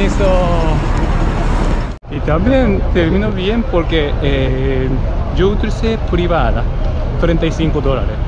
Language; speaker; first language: Spanish; non-native, learner; Japanese